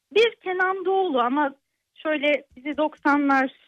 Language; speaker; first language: Turkish; native; Turkish